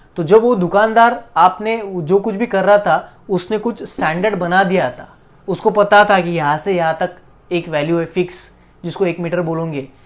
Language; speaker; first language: Hindi; non-native, local second language; Marathi